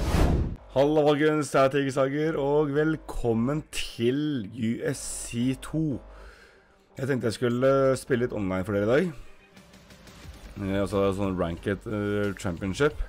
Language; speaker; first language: Norwegian; native; Norwegian